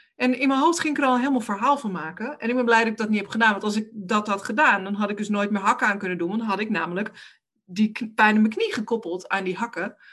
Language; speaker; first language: Dutch; native; Dutch